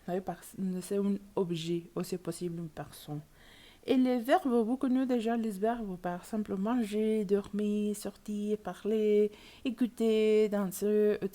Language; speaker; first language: French; non-native, learner; Spanish